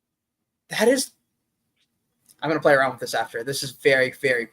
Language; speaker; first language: English; native; English